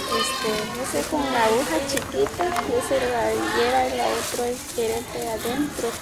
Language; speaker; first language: Spanish; non-native, local second language; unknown